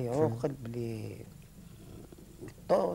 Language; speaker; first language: Hebrew; non-native, learner; Arabic